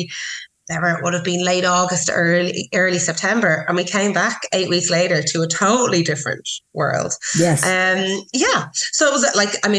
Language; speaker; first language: English; native; English